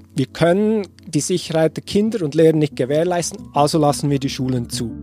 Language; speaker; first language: German; native; German